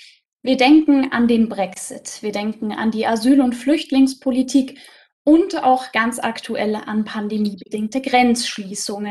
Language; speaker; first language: German; native; German